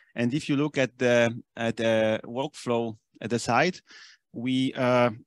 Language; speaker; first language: English; non-native, fluent; German